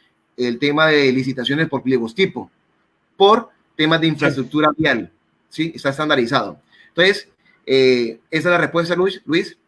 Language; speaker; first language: Spanish; native; Spanish